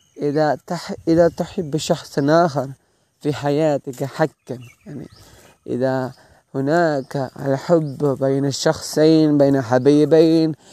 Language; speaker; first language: Arabic; non-native, learner; Malayalam